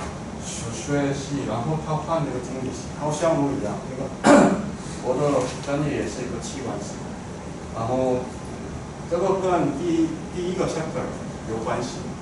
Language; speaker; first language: Chinese; non-native, fluent; Korean